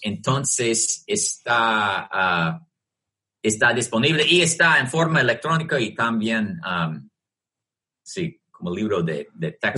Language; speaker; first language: Spanish; non-native, fluent; English